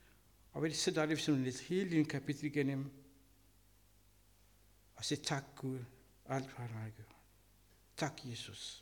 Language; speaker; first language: Danish; non-native, learner; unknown